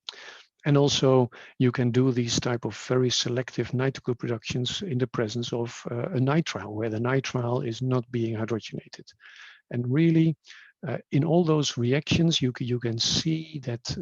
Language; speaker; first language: English; non-native, fluent; Dutch